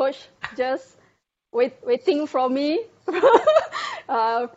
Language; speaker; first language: English; non-native, local second language; Malay